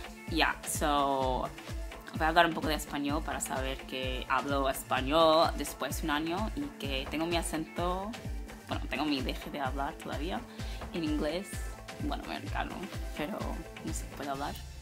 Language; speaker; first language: Spanish; non-native, fluent; English